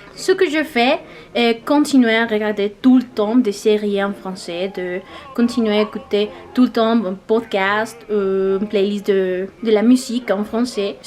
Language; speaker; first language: French; non-native, learner; Spanish